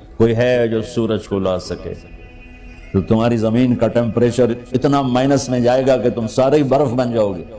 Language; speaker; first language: Urdu; non-native, local second language; Punjabi